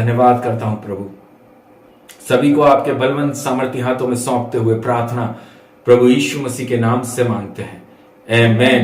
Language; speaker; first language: Hindi; native; Hindi